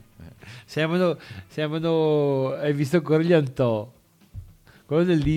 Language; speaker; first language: Italian; native; Italian